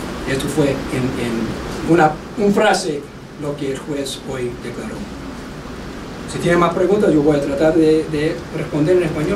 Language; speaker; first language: Spanish; non-native, learner; English